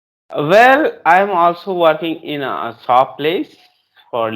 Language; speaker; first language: English; non-native, learner; Bangla